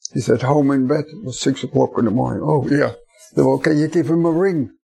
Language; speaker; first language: English; non-native, fluent; Dutch